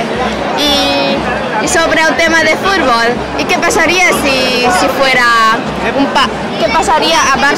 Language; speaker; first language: Spanish; non-native, learner; Chinese